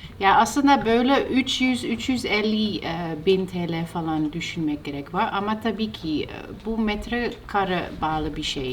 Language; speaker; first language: Turkish; non-native, fluent; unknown